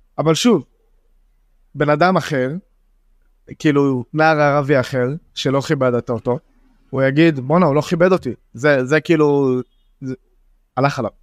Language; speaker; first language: Hebrew; non-native, local second language; Arabic